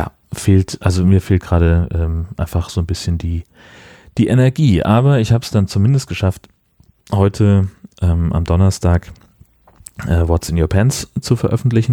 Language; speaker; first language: German; native; German